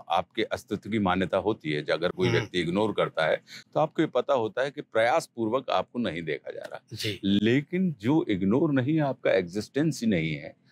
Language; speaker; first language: Hindi; native; Hindi